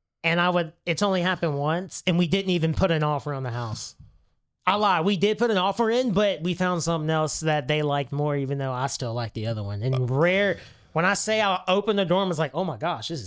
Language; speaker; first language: English; native; English